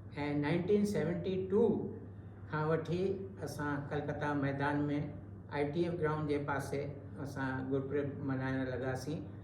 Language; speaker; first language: Sindhi; early bilingual, heritage; Sindhi